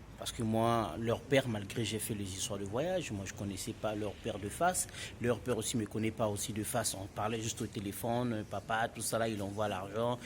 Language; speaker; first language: French; non-native, local second language; Lingala